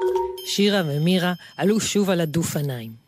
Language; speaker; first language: Hebrew; native; Hebrew